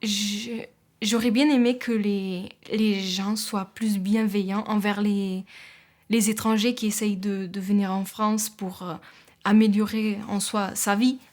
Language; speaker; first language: French; non-native, fluent; Portuguese